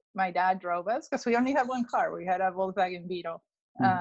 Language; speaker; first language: English; non-native, fluent; Spanish